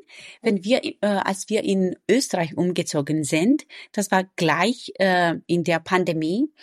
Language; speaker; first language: German; non-native, fluent; Romanian